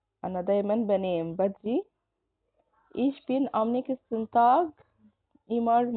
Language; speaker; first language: German; non-native, fluent; Arabic